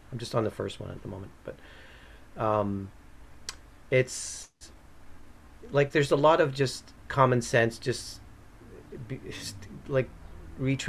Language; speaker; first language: English; native; English